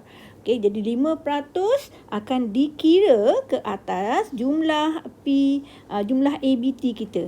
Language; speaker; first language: Malay; native; Malay